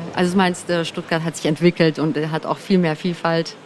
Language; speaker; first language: German; early bilingual, other home language; Turkish